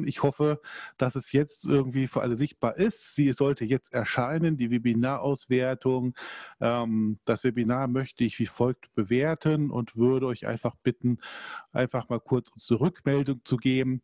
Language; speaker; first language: German; native; German